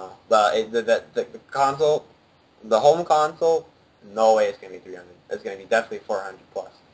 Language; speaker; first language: English; native; English